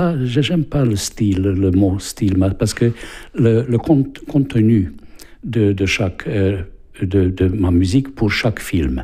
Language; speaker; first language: French; non-native, fluent; Hungarian